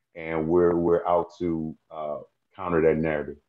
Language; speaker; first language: English; native; English